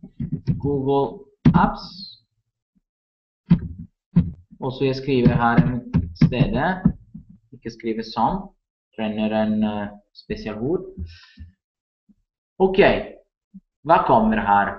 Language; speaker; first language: Norwegian; non-native, learner; Italian